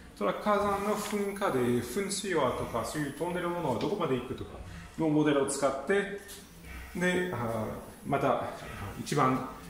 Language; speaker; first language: Japanese; non-native, fluent; French